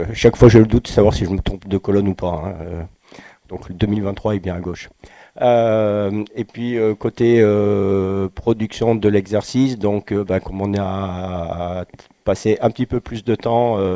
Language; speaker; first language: French; native; French